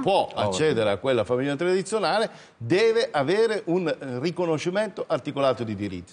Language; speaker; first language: Italian; native; Italian